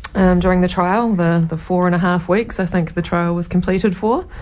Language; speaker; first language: English; native; English